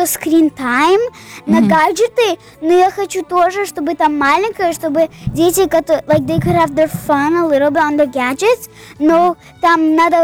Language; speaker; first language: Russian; early bilingual, heritage; Russian